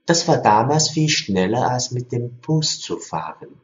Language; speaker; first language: German; non-native, fluent; Chinese